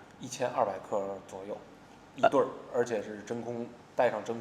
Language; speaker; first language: Chinese; native; Chinese